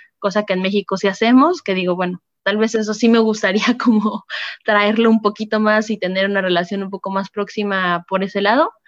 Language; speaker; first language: Spanish; native; Spanish